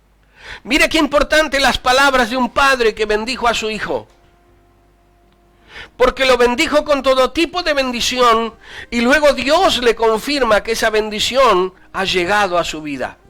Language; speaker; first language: Spanish; native; Spanish